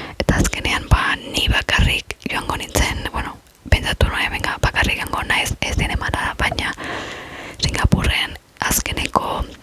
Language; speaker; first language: Basque; non-native, local second language; Spanish